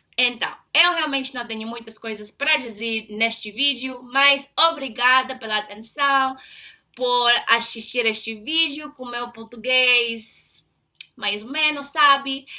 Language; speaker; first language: Portuguese; non-native, fluent; English